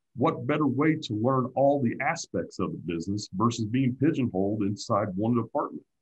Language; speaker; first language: English; native; English